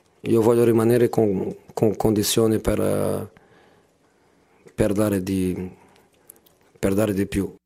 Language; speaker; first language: Italian; non-native, learner; Portuguese